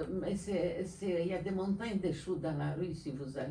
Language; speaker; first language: French; non-native, fluent; Romanian